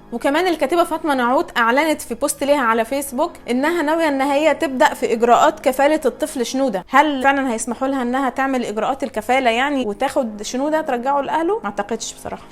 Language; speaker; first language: Egyptian Arabic; native; Egyptian Arabic